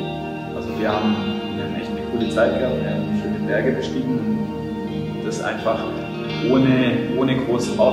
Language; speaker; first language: German; native; German